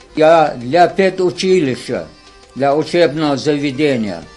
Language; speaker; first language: Russian; non-native, local second language; Chechen